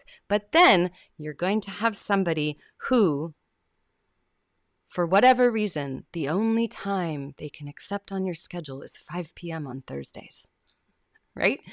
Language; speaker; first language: English; native; English